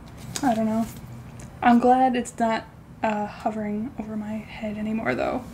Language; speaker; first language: English; native; English